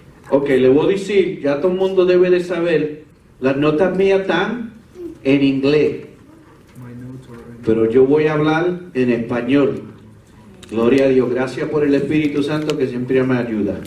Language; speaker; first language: Spanish; early bilingual, heritage; Spanish